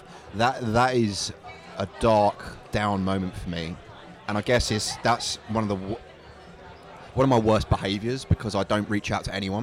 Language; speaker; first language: English; native; English